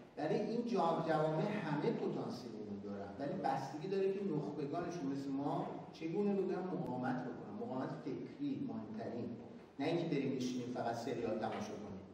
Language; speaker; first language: Persian; native; Persian